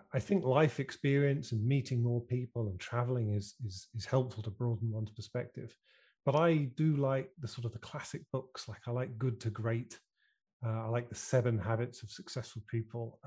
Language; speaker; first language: English; native; English